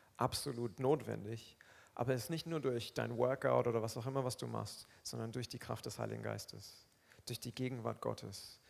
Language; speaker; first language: German; native; German